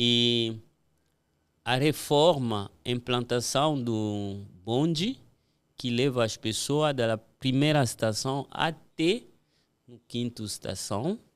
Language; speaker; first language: Portuguese; non-native, fluent; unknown